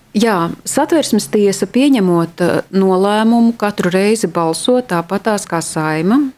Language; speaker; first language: Latvian; native; Latvian